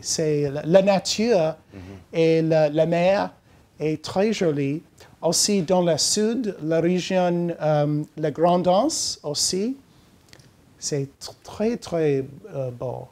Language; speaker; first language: French; non-native, learner; English